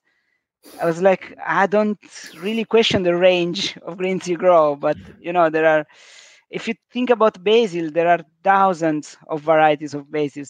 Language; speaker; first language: English; non-native, fluent; Italian